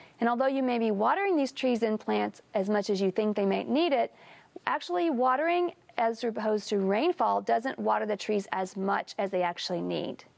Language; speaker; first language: English; native; English